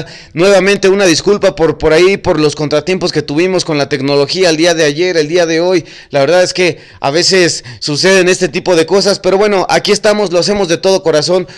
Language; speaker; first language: Spanish; native; Spanish